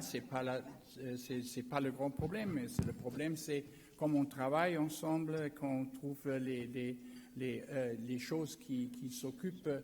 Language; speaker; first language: French; non-native, learner; German